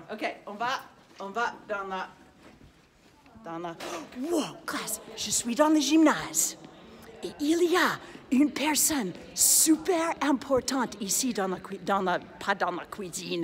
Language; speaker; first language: French; non-native, fluent; English